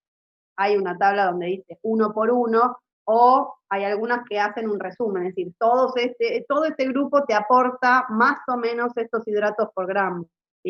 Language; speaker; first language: Spanish; native; Spanish